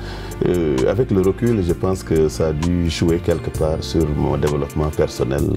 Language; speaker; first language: French; non-native, local second language; Wolof